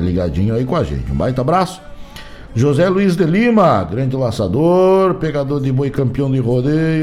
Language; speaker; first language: Portuguese; native; Portuguese